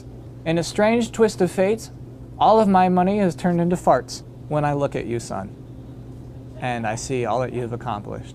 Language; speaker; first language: English; native; English